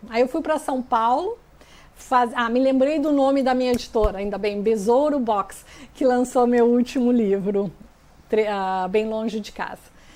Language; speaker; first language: Portuguese; native; Portuguese